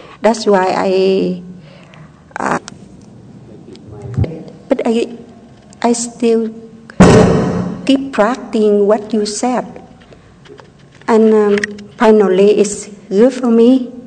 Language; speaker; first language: English; non-native, learner; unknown